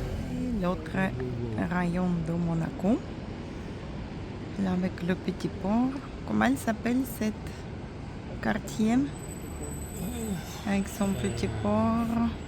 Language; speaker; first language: French; non-native, fluent; Russian